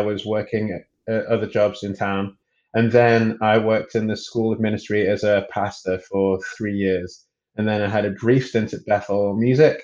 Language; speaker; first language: English; native; English